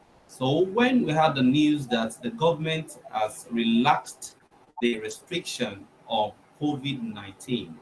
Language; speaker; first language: English; non-native, fluent; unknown